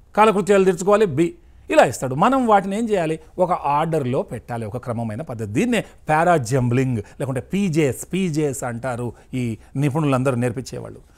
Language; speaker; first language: Telugu; native; Telugu